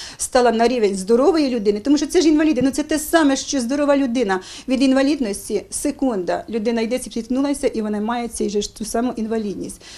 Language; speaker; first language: Ukrainian; native; Ukrainian